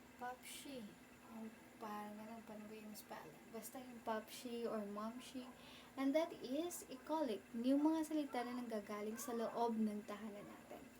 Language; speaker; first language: Filipino; non-native, local second language; Cebuano